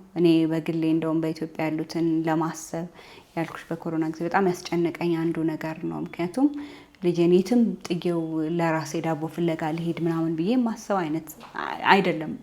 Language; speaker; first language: Amharic; native; Amharic